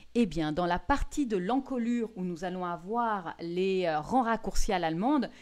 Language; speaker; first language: French; native; French